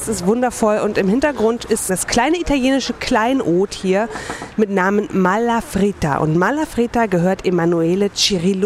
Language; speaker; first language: German; native; German